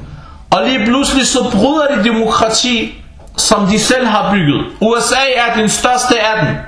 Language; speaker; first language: Danish; non-native, fluent; Arabic